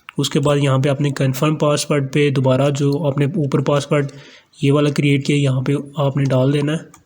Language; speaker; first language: Urdu; non-native, local second language; Punjabi